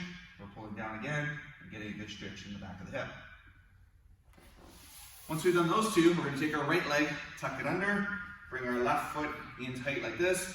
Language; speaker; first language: English; native; English